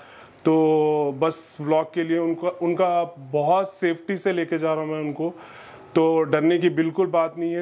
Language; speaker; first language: Hindi; native; Hindi